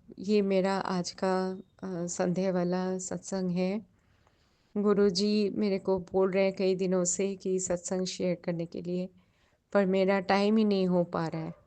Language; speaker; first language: Hindi; non-native, local second language; Bangla